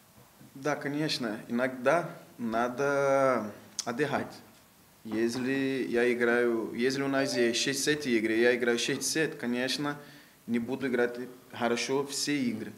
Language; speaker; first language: Russian; non-native, learner; Portuguese